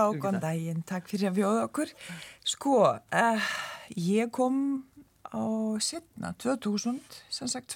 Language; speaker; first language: Icelandic; non-native, fluent; Lithuanian